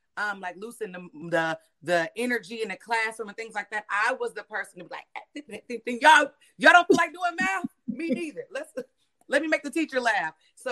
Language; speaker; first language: English; native; English